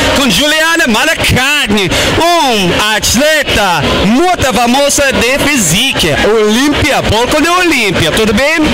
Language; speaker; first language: Portuguese; non-native, learner; English